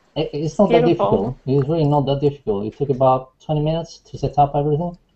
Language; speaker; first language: English; non-native, fluent; Italian